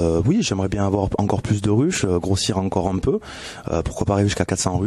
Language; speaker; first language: French; native; French